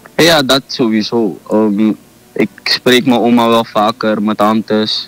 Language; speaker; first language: Dutch; native; Dutch